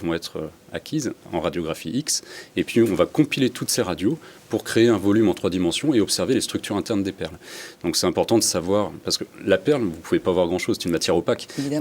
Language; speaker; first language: French; native; French